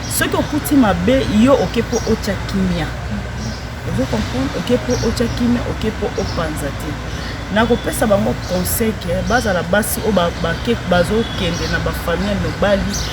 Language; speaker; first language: Lingala; native; Lingala